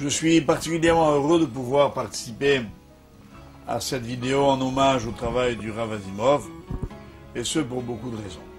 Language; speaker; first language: French; native; French